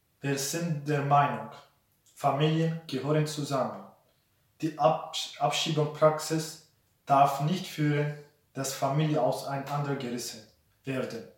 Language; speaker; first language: German; non-native, learner; Kurdish